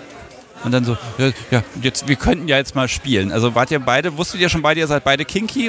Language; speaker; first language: German; native; German